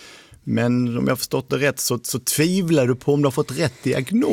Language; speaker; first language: Swedish; native; Swedish